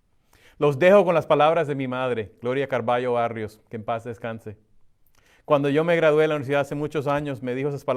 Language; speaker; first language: Spanish; early bilingual, other home language; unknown